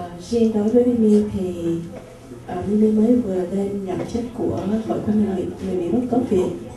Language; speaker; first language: Vietnamese; native; Vietnamese